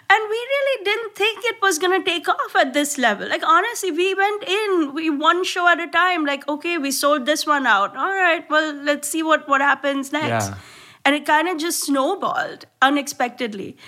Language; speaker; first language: English; non-native, local second language; Gujarati